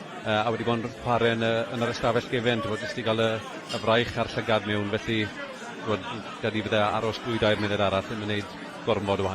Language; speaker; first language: Welsh; native; Welsh